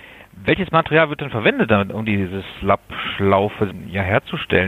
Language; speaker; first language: German; native; German